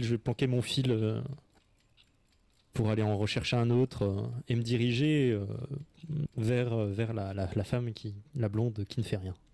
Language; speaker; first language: French; native; French